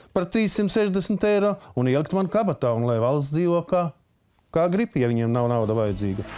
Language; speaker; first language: Latvian; native; Latvian